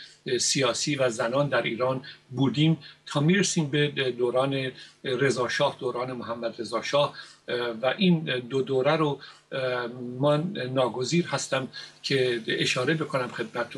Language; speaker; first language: Persian; native; Persian